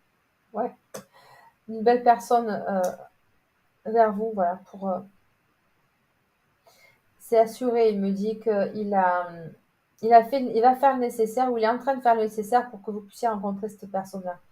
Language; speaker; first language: French; native; French